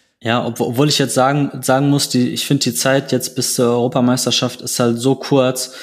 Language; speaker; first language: German; native; German